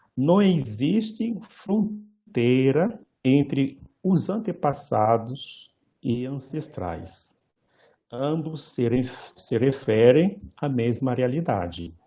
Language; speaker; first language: Portuguese; non-native, fluent; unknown